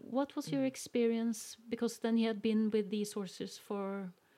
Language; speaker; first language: English; non-native, fluent; Norwegian